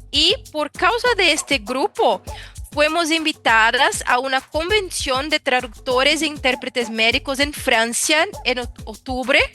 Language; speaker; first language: Spanish; non-native, fluent; Portuguese